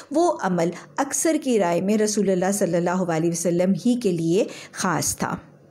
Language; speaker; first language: Urdu; native; Urdu